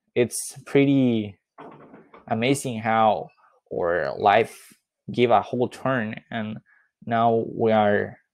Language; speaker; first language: English; non-native, fluent; Spanish